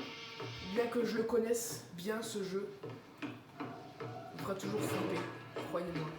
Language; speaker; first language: French; native; French